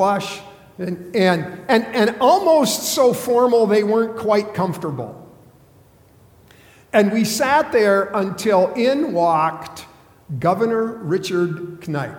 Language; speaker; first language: English; native; English